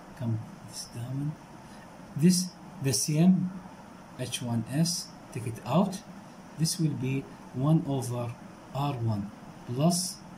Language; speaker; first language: English; non-native, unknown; Arabic